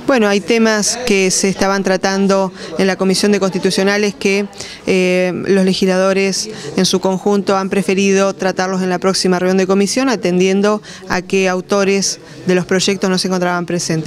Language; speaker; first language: Spanish; native; Spanish